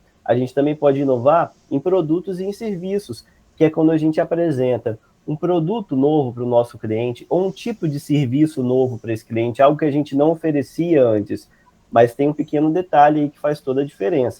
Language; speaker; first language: Portuguese; native; Portuguese